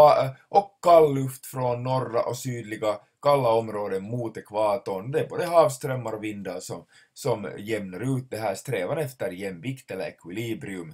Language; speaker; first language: Swedish; native; Swedish